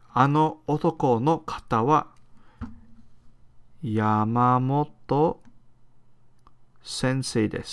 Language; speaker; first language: Japanese; non-native, fluent; English